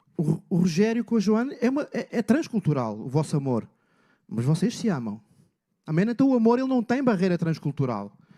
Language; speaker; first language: Portuguese; native; Portuguese